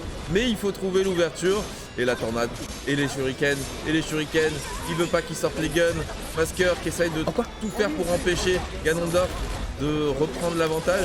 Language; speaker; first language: French; native; French